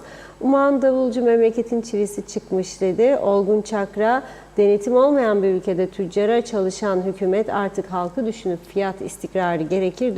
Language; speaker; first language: Turkish; native; Turkish